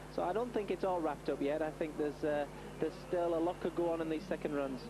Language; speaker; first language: English; native; English